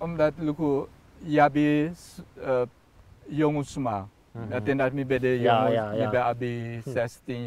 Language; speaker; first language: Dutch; non-native, local second language; Sranan Tongo